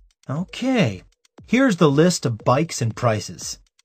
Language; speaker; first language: English; native; English